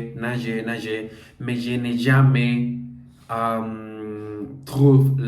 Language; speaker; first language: French; non-native, learner; Portuguese